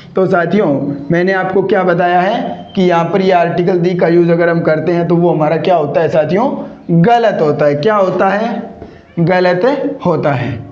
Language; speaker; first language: Hindi; native; Hindi